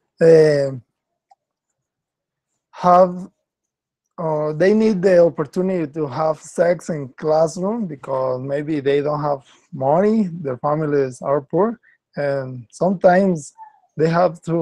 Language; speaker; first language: English; non-native, learner; Spanish